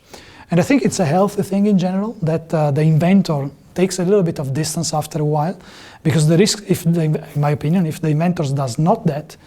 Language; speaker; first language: English; non-native, fluent; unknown